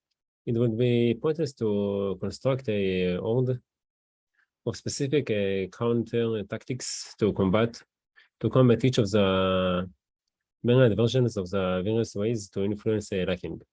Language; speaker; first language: English; non-native, learner; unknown